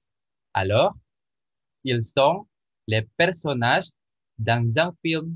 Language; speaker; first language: French; non-native, learner; Indonesian